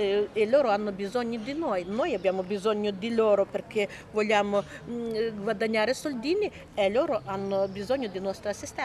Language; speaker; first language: Italian; non-native, learner; Ukrainian